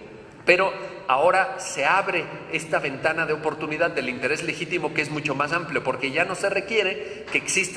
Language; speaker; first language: Spanish; native; Spanish